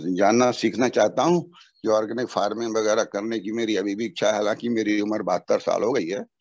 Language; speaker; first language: Hindi; native; Hindi